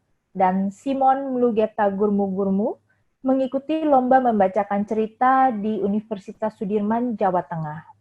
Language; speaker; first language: Indonesian; native; Indonesian